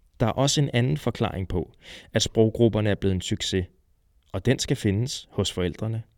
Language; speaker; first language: Danish; native; Danish